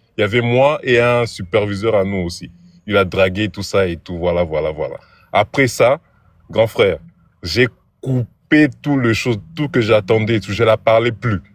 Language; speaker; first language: French; non-native, local second language; Lingala